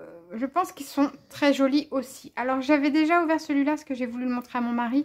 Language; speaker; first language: French; native; French